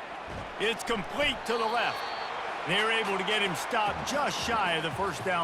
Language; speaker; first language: English; native; English